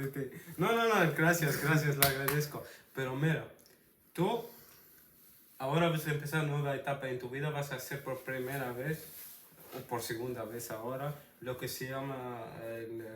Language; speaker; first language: Spanish; non-native, fluent; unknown